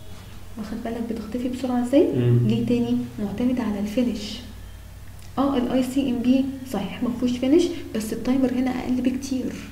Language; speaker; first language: Arabic; native; Arabic